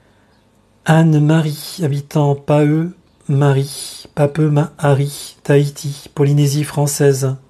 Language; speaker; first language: French; native; French